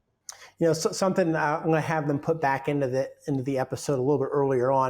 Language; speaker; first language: English; native; English